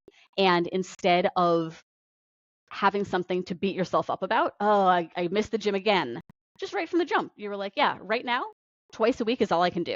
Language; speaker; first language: English; native; English